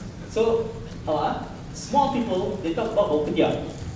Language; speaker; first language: English; non-native, local second language; Malay